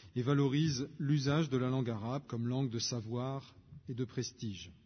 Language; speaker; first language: French; native; French